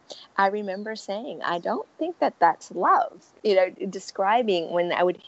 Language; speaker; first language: English; early bilingual, other home language; French